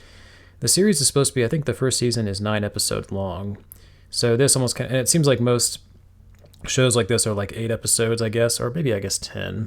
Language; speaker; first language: English; native; English